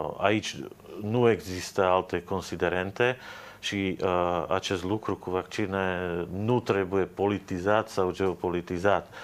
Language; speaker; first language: Romanian; non-native, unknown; Slovak